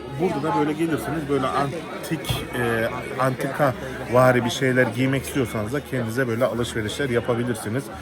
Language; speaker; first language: Turkish; native; Turkish